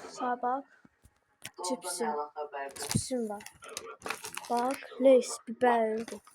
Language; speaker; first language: Turkish; non-native, learner; Azerbaijani